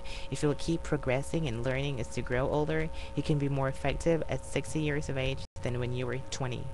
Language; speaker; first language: English; native; English